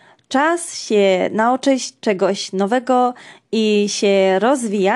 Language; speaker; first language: Polish; non-native, fluent; Georgian